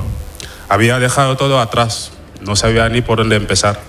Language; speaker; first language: Spanish; non-native, fluent; Wolof